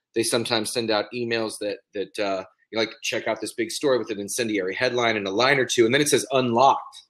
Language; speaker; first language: English; native; English